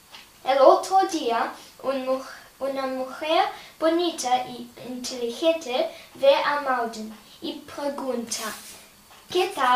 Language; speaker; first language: Spanish; non-native, learner; English